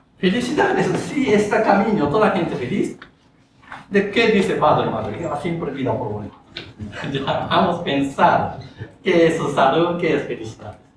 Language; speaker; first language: Spanish; non-native, learner; Japanese